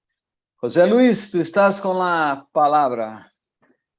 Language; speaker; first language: Spanish; non-native, fluent; Portuguese